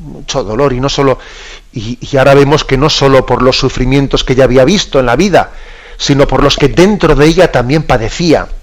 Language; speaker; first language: Spanish; native; Spanish